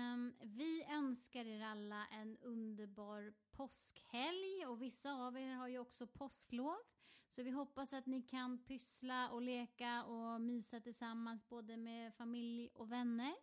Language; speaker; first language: Swedish; non-native, local second language; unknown